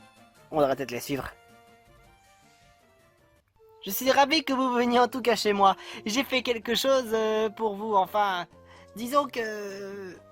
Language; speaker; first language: French; native; French